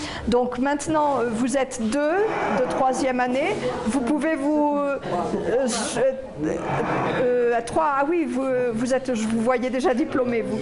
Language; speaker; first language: French; native; French